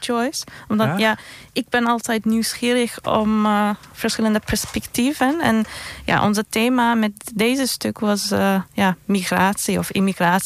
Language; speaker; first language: Dutch; non-native, fluent; Turkish